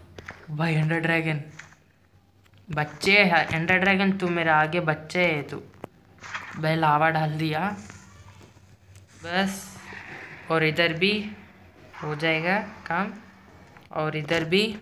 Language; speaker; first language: Hindi; native; Hindi